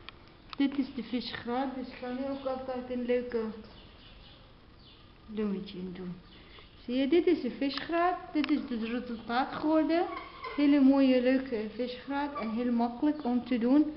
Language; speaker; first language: Dutch; non-native, learner; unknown